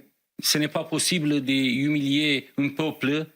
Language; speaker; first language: French; non-native, fluent; Romanian